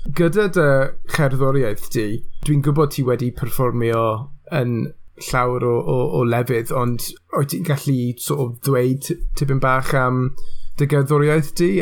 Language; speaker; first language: Welsh; non-native, local second language; English